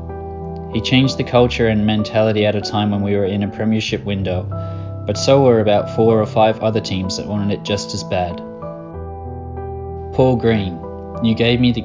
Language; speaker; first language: English; native; English